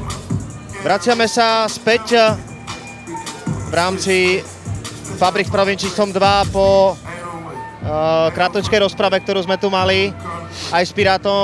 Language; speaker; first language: Slovak; native; Slovak